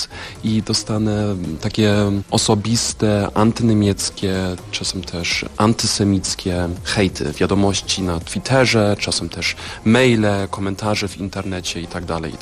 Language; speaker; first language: Polish; non-native, fluent; German